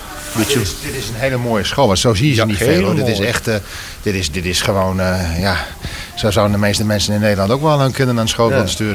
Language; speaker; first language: Dutch; native; Dutch